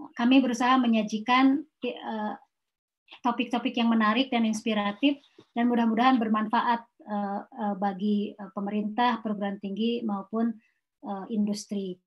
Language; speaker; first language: Indonesian; non-native, local second language; Sundanese